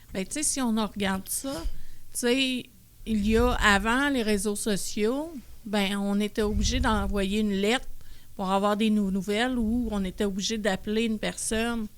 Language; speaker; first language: French; native; French